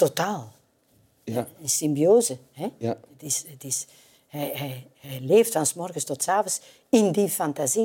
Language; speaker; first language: Dutch; native; Dutch